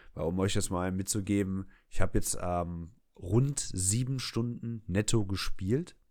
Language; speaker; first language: German; non-native, fluent; English